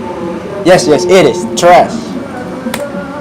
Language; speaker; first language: English; non-native, learner; Indonesian